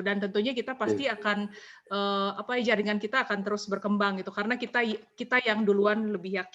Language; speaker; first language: Indonesian; native; Indonesian